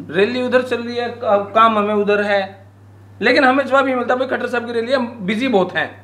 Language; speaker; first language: Hindi; native; Hindi